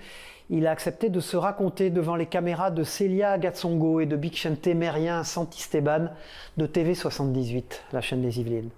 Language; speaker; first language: French; native; French